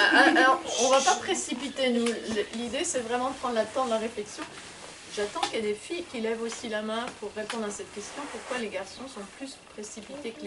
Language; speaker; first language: French; native; French